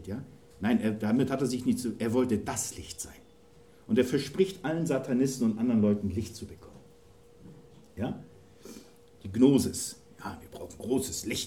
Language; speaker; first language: German; native; German